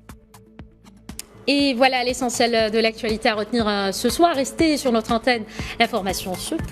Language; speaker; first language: French; non-native, local second language; Arabic